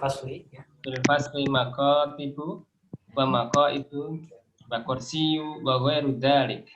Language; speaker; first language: Arabic; non-native, learner; Indonesian